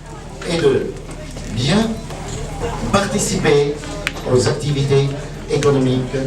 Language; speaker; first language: French; non-native, fluent; Chinese